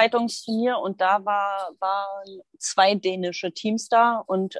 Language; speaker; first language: German; native; German